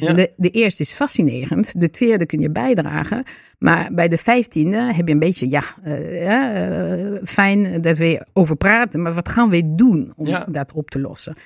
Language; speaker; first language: Dutch; non-native, fluent; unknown